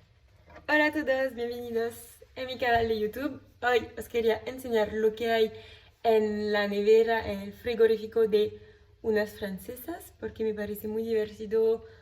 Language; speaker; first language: Spanish; non-native, fluent; French